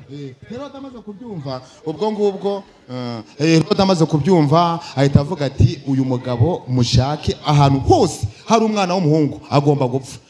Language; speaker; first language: Kinyarwanda; native; Kinyarwanda